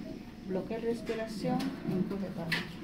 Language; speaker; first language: Spanish; non-native, learner; English